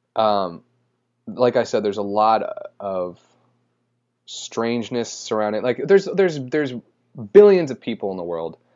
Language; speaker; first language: English; native; English